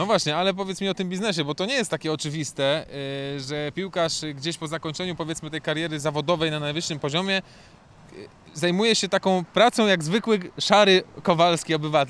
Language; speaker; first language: Polish; native; Polish